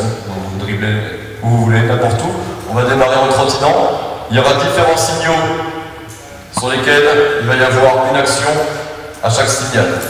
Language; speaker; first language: French; native; French